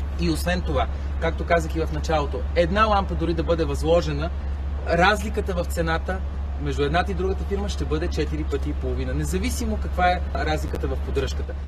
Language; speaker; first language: Bulgarian; native; Bulgarian